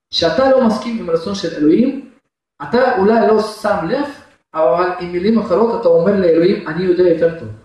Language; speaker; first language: Hebrew; non-native, fluent; Russian